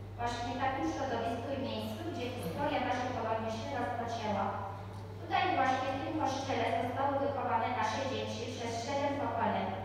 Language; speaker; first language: Polish; early bilingual, heritage; Polish